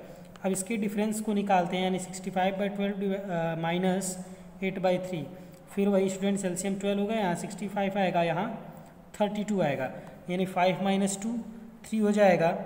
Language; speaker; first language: Hindi; native; Hindi